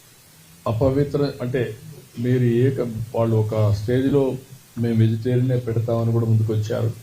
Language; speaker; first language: Telugu; native; Telugu